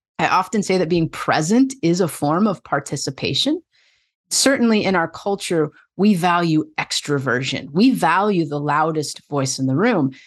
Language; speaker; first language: English; native; English